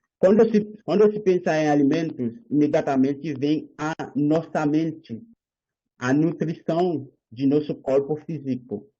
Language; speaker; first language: Portuguese; non-native, learner; Haitian Creole